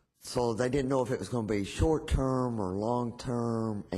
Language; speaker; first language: English; native; English